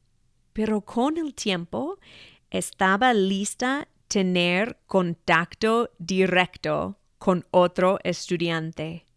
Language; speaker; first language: Spanish; non-native, fluent; English